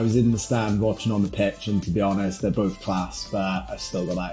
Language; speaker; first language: English; native; English